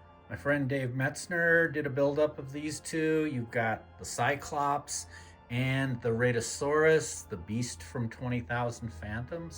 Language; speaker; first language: English; native; English